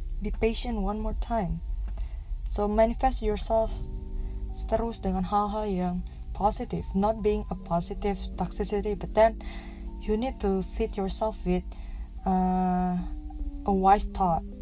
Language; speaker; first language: English; non-native, learner; Indonesian